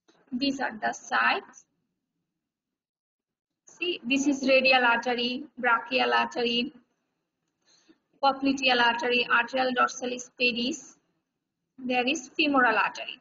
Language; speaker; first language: English; non-native, local second language; Bangla